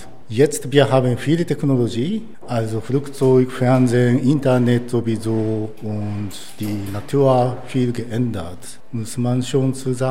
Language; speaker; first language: German; non-native, learner; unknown